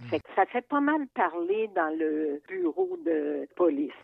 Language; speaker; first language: French; native; French